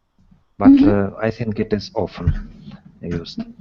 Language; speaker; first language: English; non-native, learner; Russian